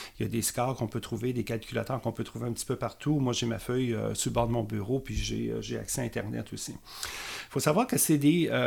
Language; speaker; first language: French; native; French